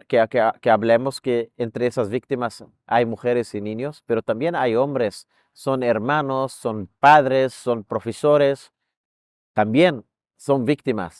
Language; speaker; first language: Spanish; non-native, fluent; Arabic